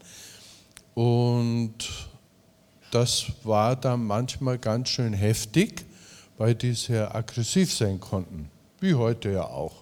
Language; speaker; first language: German; native; German